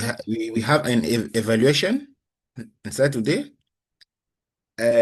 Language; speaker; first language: English; non-native, learner; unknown